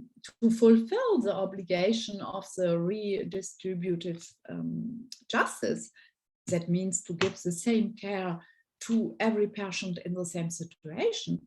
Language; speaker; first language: English; non-native, fluent; German